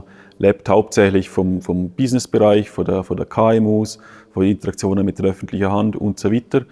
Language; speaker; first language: German; native; German